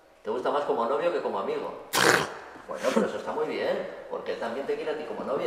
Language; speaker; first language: Spanish; native; Spanish